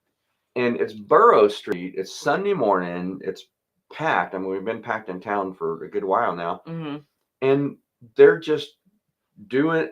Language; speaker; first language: English; native; English